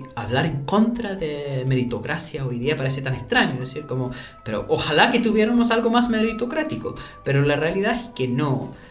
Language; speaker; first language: Spanish; non-native, fluent; English